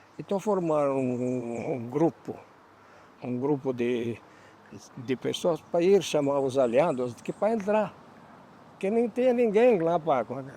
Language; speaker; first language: Portuguese; non-native, fluent; Albanian